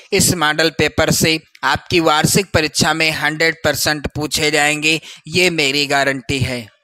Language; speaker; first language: Hindi; native; Hindi